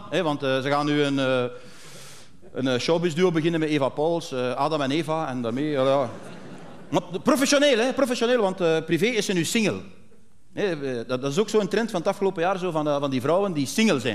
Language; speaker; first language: Dutch; native; Dutch